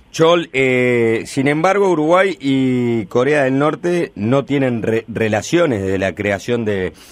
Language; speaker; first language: Spanish; native; Spanish